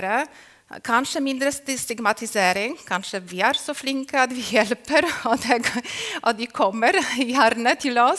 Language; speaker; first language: Norwegian; non-native, fluent; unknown